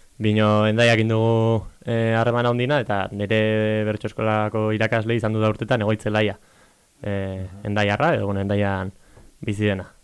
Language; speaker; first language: Basque; native; Basque